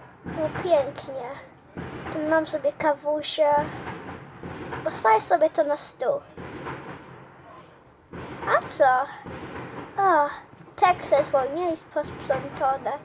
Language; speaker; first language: Polish; early bilingual, heritage; Polish